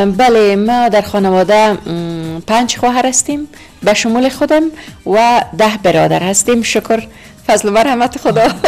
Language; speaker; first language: Persian; non-native, local second language; Uzbek